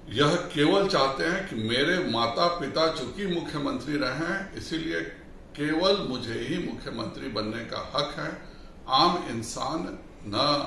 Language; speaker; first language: Hindi; native; Hindi